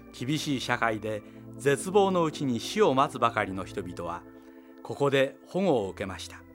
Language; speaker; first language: Japanese; native; Japanese